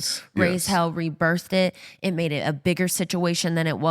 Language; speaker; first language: English; native; English